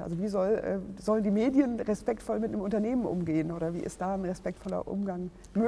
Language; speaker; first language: German; native; German